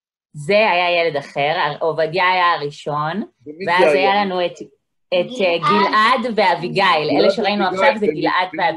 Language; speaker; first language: Hebrew; native; Hebrew